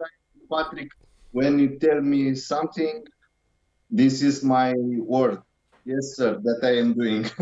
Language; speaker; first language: English; non-native, learner; Romanian